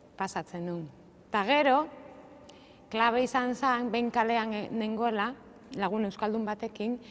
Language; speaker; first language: Basque; non-native, local second language; Spanish